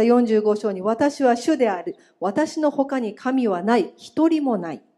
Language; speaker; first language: Japanese; native; Japanese